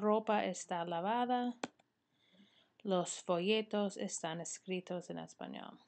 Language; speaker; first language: Spanish; non-native, fluent; English